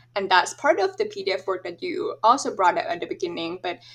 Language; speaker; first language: English; non-native, fluent; Thai